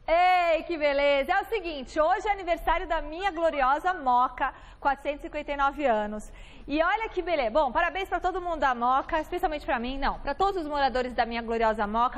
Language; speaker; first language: Portuguese; native; Portuguese